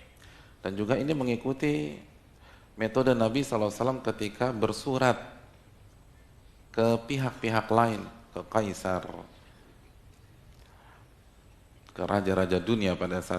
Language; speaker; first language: Indonesian; native; Indonesian